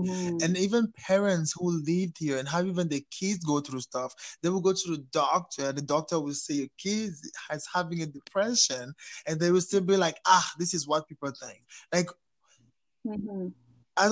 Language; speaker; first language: English; non-native, local second language; French